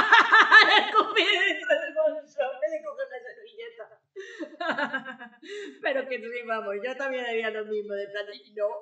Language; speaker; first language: Spanish; native; Spanish